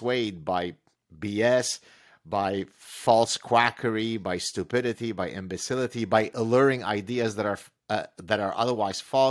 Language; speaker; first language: English; non-native, fluent; Arabic